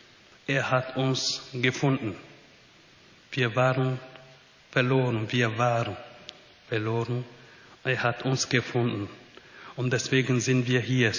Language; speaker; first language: German; non-native, fluent; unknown